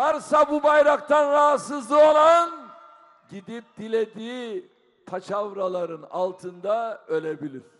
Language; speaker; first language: Turkish; native; Turkish